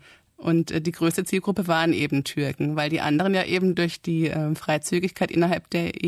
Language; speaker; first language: German; native; German